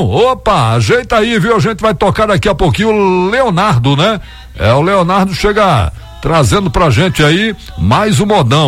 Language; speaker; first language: Portuguese; native; Portuguese